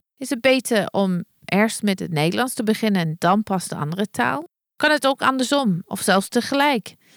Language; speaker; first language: Dutch; non-native, fluent; English